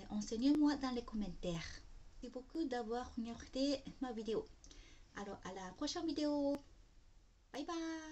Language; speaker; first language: French; non-native, fluent; Japanese